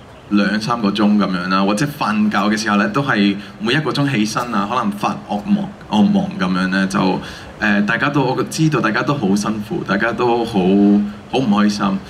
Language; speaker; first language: Cantonese; non-native, fluent; Spanish